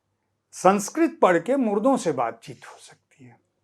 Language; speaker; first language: Hindi; native; Hindi